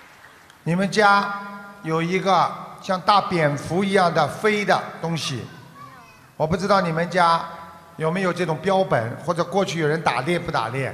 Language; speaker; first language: Chinese; non-native, local second language; Wu Chinese